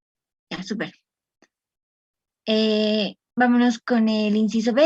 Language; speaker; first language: Spanish; native; Spanish